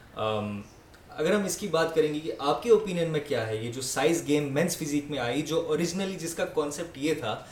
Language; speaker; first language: Urdu; native; Urdu